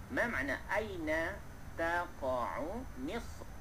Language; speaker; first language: Arabic; non-native, fluent; Malay